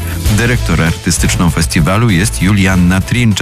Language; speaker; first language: Polish; native; Polish